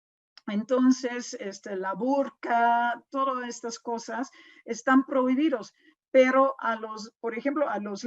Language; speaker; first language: Spanish; non-native, fluent; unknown